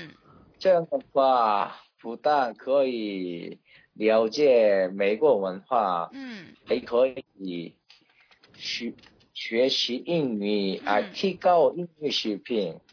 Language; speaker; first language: Chinese; non-native, learner; Korean